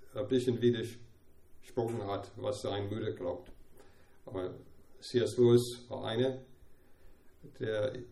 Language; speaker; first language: German; non-native, fluent; English